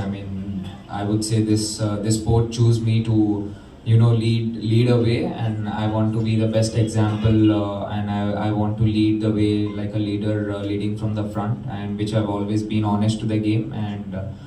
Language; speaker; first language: English; non-native, local second language; Telugu